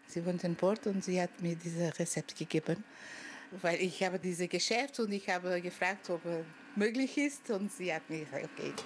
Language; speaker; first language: German; non-native, learner; Portuguese